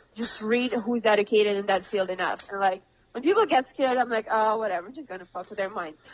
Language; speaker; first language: English; non-native, fluent; Russian